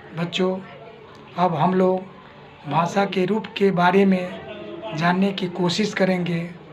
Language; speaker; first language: Hindi; native; Hindi